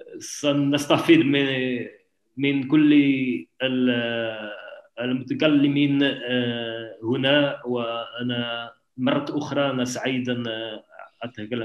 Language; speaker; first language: Arabic; non-native, learner; French